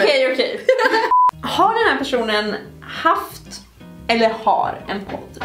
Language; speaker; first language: Swedish; native; Swedish